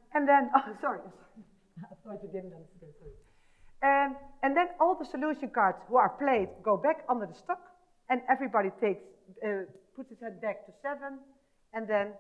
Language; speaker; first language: English; non-native, fluent; Dutch